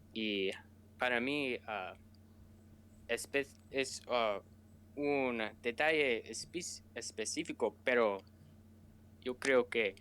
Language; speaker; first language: Spanish; non-native, learner; English